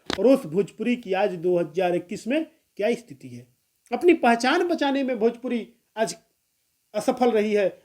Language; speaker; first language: Hindi; non-native, local second language; Bhojpuri